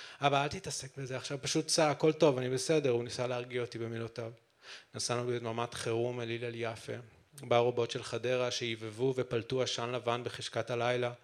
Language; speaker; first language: Hebrew; native; Hebrew